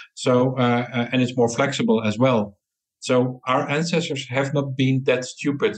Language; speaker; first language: English; non-native, fluent; Dutch